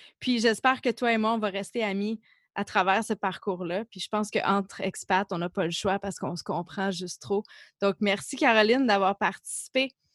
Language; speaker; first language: French; native; French